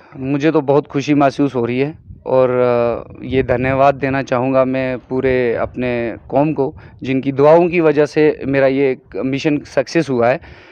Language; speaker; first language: Hindi; non-native, local second language; Kashmiri